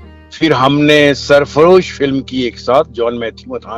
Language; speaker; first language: Hindi; native; Hindi